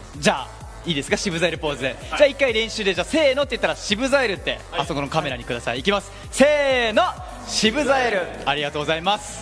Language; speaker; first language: Japanese; native; Japanese